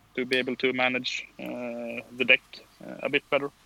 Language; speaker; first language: English; non-native, fluent; Swedish